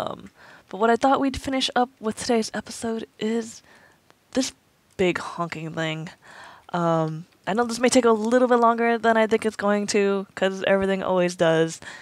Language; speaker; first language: English; native; English